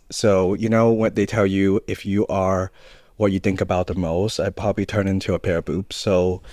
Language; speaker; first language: English; early bilingual, other home language; Cantonese